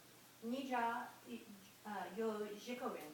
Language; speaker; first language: Chinese; non-native, learner; English